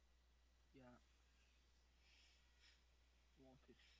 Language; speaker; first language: English; non-native, learner; Arabic